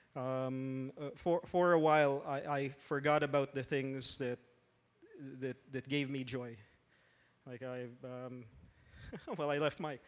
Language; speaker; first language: English; non-native, local second language; Filipino